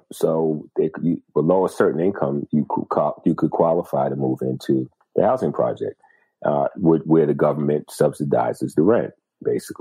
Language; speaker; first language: English; native; English